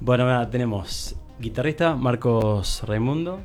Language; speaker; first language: Spanish; native; Spanish